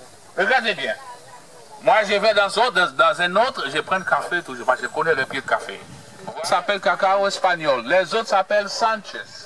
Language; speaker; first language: French; non-native, fluent; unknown